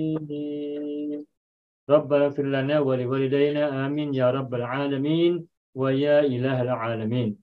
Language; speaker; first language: Arabic; non-native, fluent; Indonesian